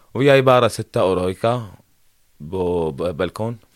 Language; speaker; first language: Norwegian; non-native, fluent; Arabic